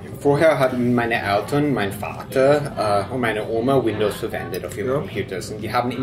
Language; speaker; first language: German; non-native, fluent; English